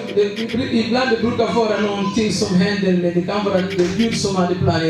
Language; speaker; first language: Swedish; non-native, learner; Swahili